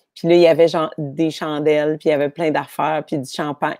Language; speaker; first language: French; native; French